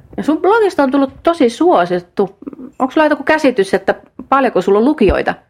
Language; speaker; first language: Finnish; native; Finnish